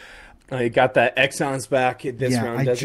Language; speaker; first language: English; native; English